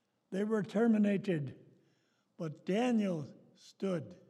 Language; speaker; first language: English; native; English